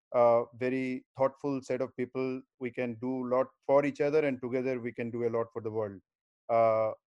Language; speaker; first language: English; non-native, local second language; Bangla